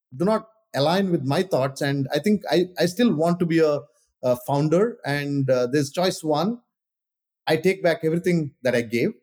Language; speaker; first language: English; non-native, local second language; Kannada